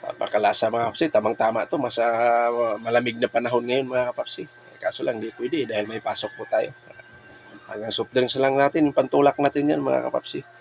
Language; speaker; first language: Filipino; non-native, local second language; Cebuano